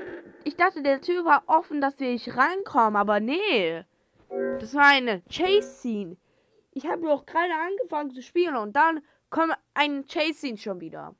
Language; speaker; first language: German; non-native, learner; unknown